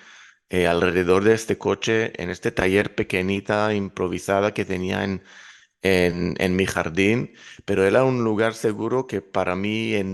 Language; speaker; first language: Spanish; non-native, fluent; Hebrew